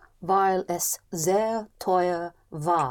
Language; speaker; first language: German; non-native, learner; English